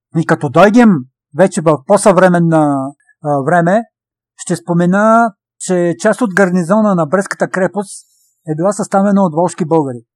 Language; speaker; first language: Bulgarian; native; Bulgarian